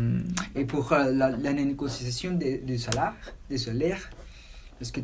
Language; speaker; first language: French; non-native, learner; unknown